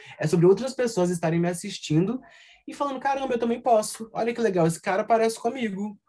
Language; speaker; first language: Portuguese; native; Portuguese